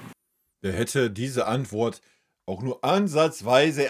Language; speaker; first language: German; native; German